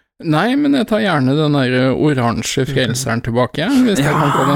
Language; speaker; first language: Norwegian; native; Norwegian